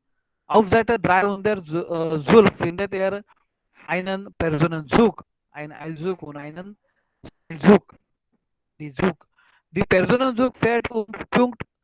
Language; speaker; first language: German; non-native, fluent; Marathi